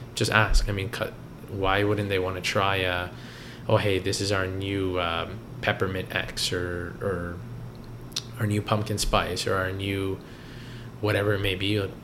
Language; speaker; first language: English; native; English